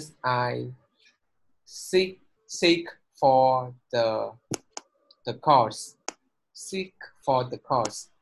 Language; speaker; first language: English; non-native, learner; Vietnamese